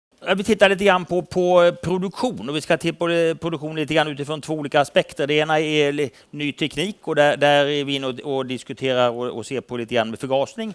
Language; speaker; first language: Swedish; native; Swedish